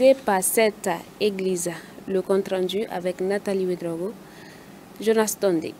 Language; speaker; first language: French; non-native, local second language; Mossi